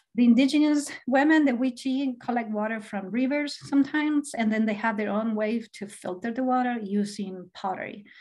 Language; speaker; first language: English; non-native, fluent; Spanish